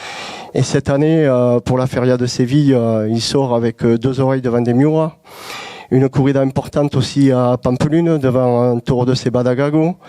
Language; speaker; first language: French; native; French